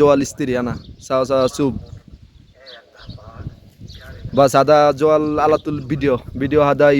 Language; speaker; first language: Arabic; non-native, learner; Bangla